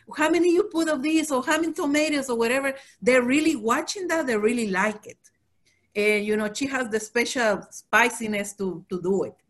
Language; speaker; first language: English; non-native, fluent; Spanish